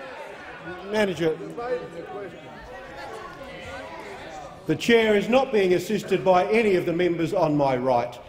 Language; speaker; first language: English; native; English